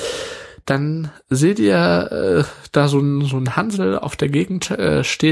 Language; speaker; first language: German; native; German